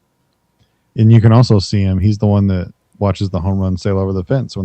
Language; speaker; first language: English; native; English